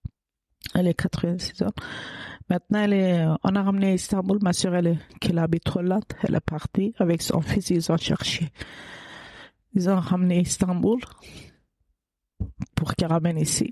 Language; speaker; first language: French; non-native, learner; Kurdish